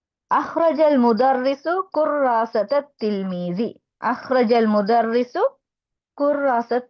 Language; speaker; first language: Arabic; non-native, fluent; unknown